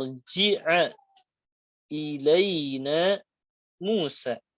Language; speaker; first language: Arabic; non-native, fluent; Indonesian